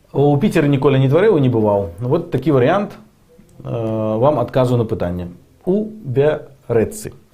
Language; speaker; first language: Belarusian; non-native, local second language; Russian